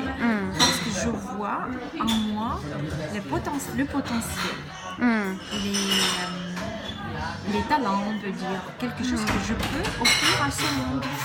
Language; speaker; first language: French; non-native, fluent; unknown